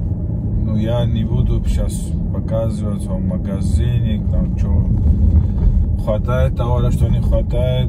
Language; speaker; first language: Russian; non-native, fluent; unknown